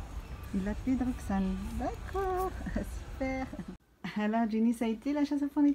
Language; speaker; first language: French; native; French